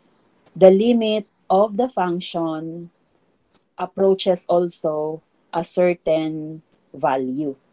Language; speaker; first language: English; non-native, local second language; Filipino